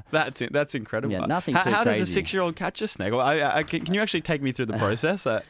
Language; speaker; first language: English; native; English